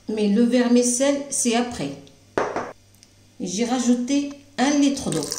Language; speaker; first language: French; non-native, local second language; Arabic